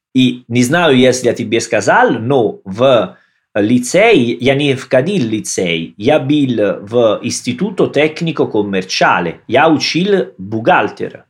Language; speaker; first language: Russian; non-native, learner; Italian